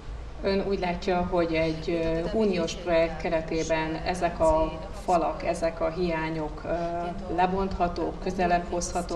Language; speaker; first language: Hungarian; native; Hungarian